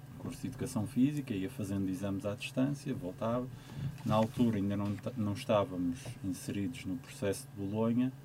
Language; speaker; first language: Portuguese; native; Portuguese